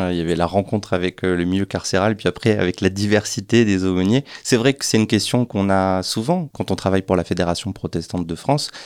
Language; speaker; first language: French; native; French